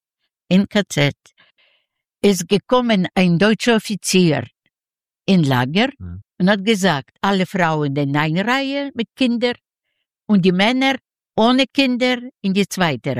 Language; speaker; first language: German; non-native, learner; Yiddish